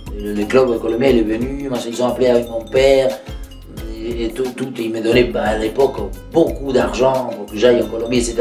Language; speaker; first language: French; non-native, fluent; Spanish